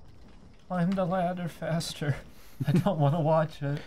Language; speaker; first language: English; native; English